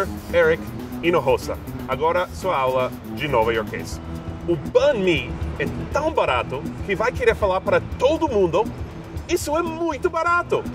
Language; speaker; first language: Portuguese; non-native, fluent; English